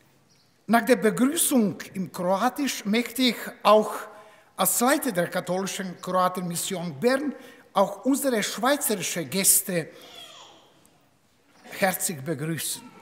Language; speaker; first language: German; non-native, fluent; Croatian